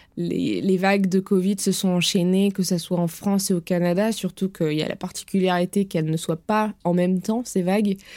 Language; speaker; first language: French; native; French